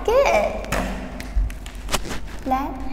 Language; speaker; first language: English; non-native, fluent; Vietnamese